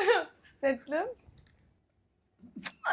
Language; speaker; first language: Tamil; non-native, learner; Telugu